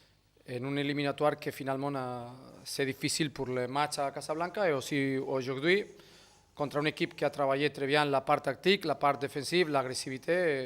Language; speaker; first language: French; non-native, fluent; Spanish